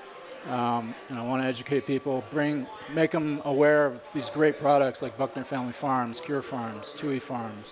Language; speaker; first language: English; native; English